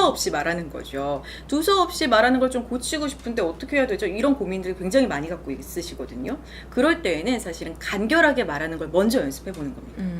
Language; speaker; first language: Korean; native; Korean